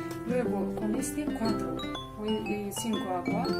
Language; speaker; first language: Spanish; non-native, learner; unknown